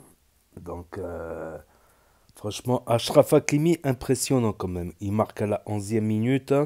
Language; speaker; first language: French; native; French